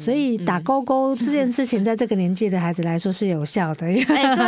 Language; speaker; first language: Chinese; native; Chinese